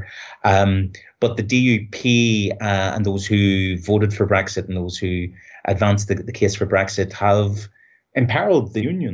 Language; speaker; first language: English; native; English